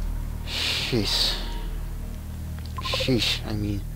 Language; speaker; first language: English; native; English